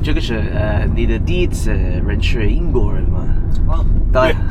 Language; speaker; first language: Chinese; non-native, learner; English